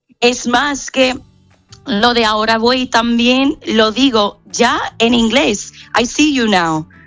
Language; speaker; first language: Spanish; non-native, fluent; English